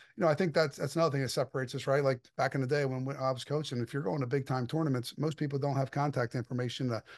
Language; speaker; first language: English; native; English